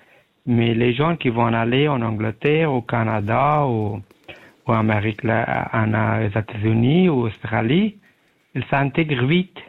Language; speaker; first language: French; non-native, learner; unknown